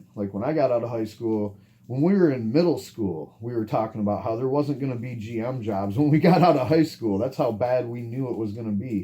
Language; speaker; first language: English; native; English